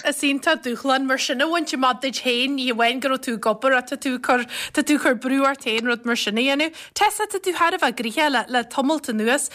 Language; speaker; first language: Irish; native; Irish